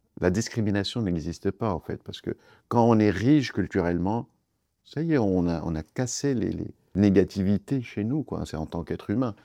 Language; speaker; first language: French; non-native, fluent; Kurdish